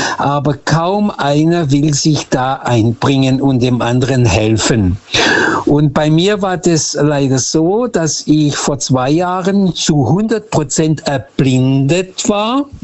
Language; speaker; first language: German; early bilingual, other home language; Portuguese